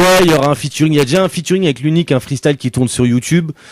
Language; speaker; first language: French; native; French